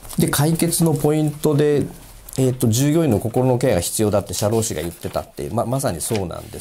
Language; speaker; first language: Japanese; native; Japanese